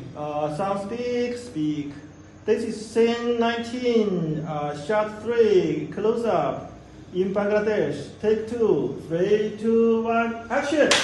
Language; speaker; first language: English; non-native, learner; Bangla